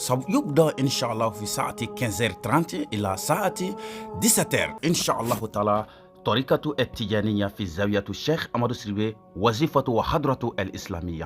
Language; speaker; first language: Arabic; non-native, fluent; Bambara